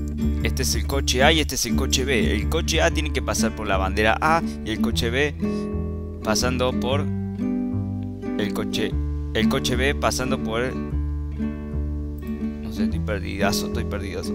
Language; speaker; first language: Spanish; native; Spanish